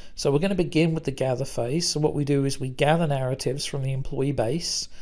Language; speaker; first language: English; native; English